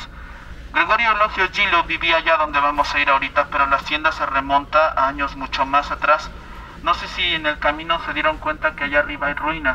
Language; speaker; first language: Spanish; native; Spanish